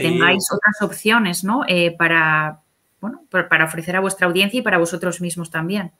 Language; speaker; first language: Spanish; native; Spanish